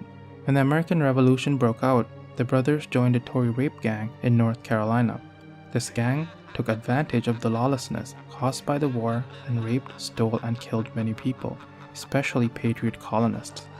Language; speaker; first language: English; native; English